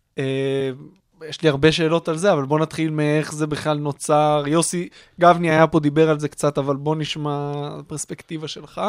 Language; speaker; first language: Hebrew; native; Hebrew